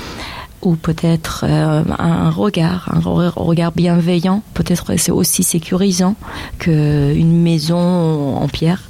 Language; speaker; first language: French; non-native, fluent; Persian